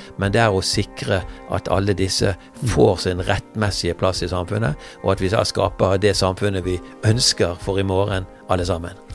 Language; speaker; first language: Norwegian; native; Norwegian